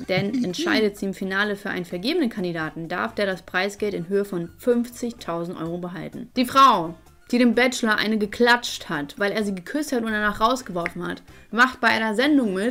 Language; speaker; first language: German; native; German